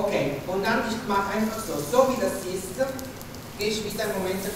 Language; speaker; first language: German; non-native, fluent; Italian